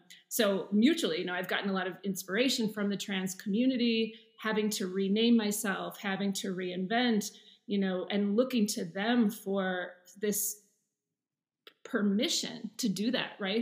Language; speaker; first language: English; native; English